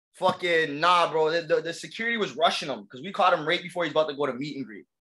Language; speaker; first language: English; native; English